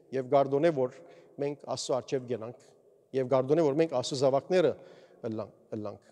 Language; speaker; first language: Armenian; early bilingual, heritage; Armenian